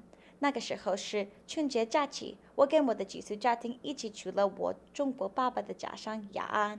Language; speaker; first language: Chinese; non-native, learner; English